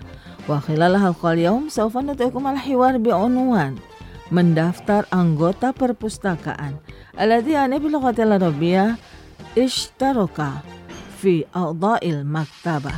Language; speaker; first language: Arabic; non-native, fluent; Indonesian